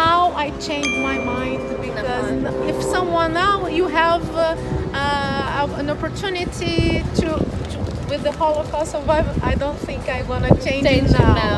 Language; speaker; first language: English; non-native, learner; Portuguese